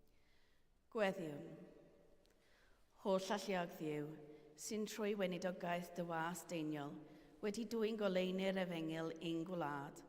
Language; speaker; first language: Welsh; native; Welsh